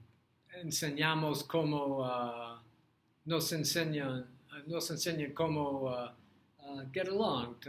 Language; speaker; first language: Spanish; non-native, learner; English